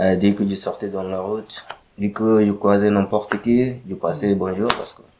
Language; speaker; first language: French; non-native, learner; Arabic